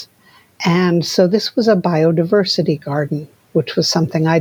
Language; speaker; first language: English; native; English